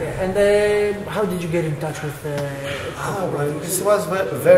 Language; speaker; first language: English; non-native, fluent; Polish